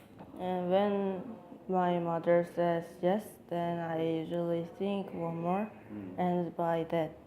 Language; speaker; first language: English; non-native, learner; Korean